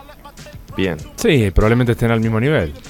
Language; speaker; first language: Spanish; native; Spanish